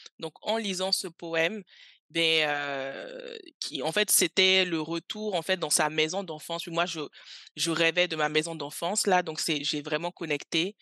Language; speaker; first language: French; early bilingual, other home language; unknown